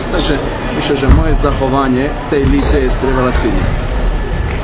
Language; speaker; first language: Polish; non-native, fluent; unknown